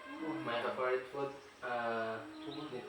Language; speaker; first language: English; non-native, learner; Indonesian